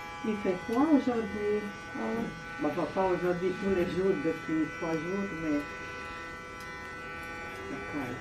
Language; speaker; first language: French; non-native, fluent; Slovak